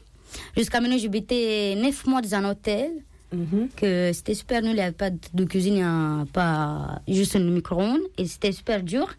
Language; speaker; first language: French; non-native, learner; Romanian